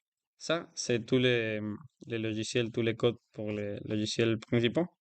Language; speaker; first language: French; non-native, learner; Spanish